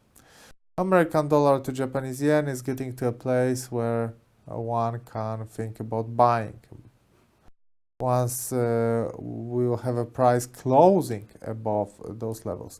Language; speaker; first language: English; non-native, fluent; Polish